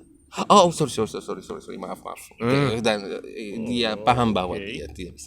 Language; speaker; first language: Indonesian; non-native, learner; Arabic